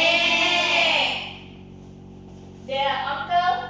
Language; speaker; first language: German; non-native, learner; Indonesian